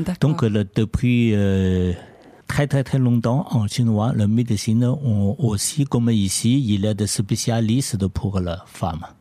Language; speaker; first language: French; non-native, learner; Chinese